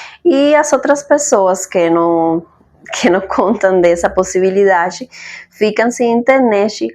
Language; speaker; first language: Portuguese; non-native, fluent; Spanish